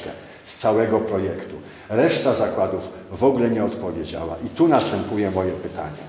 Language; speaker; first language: Polish; native; Polish